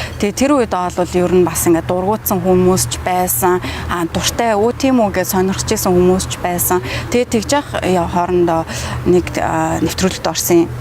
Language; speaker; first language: Mongolian; early bilingual, heritage; Mongolian